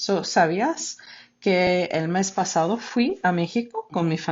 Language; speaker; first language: Spanish; non-native, fluent; English